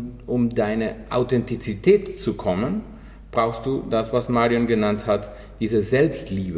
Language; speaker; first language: German; non-native, fluent; Spanish